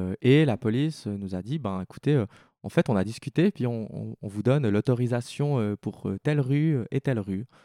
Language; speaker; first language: French; native; French